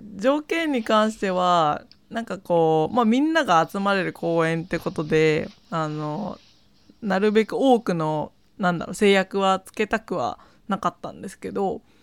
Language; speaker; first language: Japanese; non-native, fluent; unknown